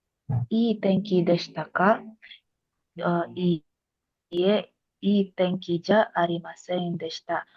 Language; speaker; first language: Japanese; non-native, learner; Indonesian